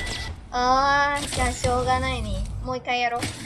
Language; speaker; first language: Japanese; non-native, learner; Thai